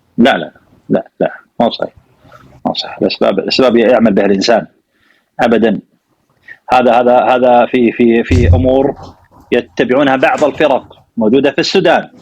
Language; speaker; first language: Arabic; native; Arabic